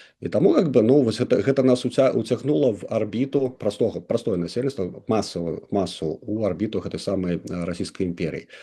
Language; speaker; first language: Belarusian; non-native, local second language; Russian